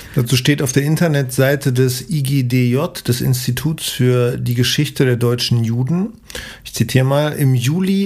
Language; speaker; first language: German; native; German